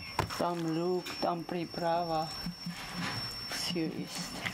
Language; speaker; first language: Russian; non-native, local second language; Ossetic